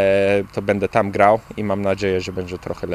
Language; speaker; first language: Polish; early bilingual, heritage; Polish